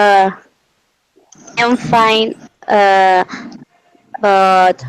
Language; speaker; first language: English; non-native, learner; Spanish